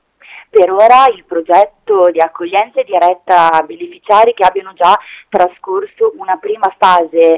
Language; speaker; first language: Italian; native; Italian